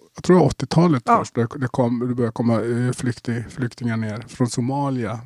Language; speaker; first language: Swedish; early bilingual, other home language; Gusii